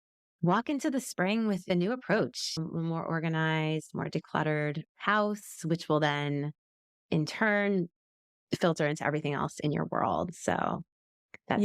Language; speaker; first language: English; native; English